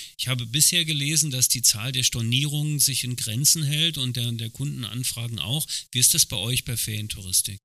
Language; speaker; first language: German; native; German